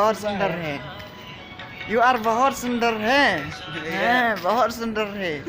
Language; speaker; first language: Hindi; non-native, local second language; Khasi